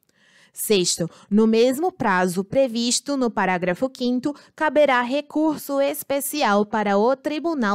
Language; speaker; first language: Portuguese; native; Portuguese